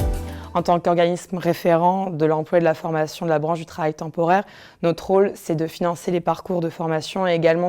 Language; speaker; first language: French; native; French